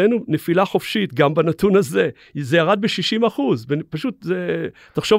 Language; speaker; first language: Hebrew; native; Hebrew